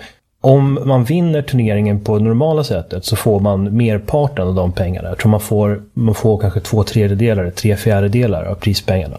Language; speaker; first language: Swedish; native; Swedish